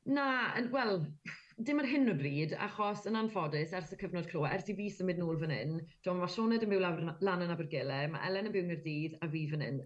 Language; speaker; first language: Welsh; native; Welsh